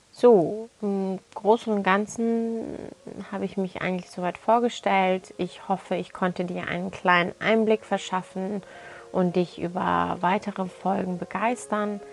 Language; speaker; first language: German; early bilingual, other home language; Turkish